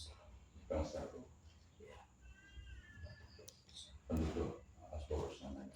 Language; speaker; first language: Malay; non-native, local second language; Javanese